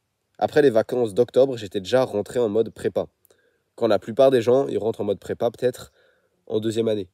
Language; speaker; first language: French; native; French